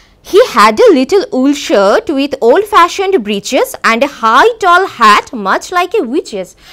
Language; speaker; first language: English; non-native, local second language; Bangla